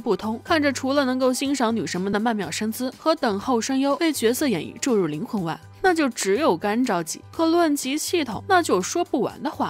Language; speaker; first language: Chinese; native; Chinese